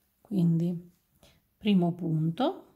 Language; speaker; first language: Italian; native; Italian